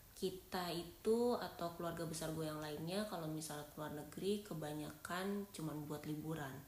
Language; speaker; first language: Indonesian; native; Indonesian